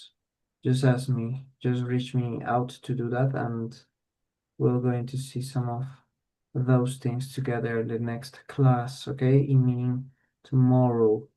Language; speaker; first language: English; non-native, fluent; Spanish